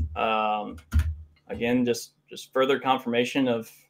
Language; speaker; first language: English; native; English